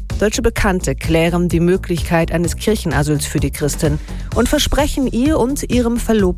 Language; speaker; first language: German; native; German